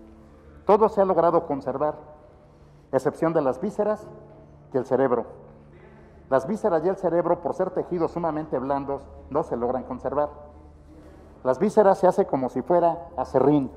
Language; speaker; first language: Spanish; native; Spanish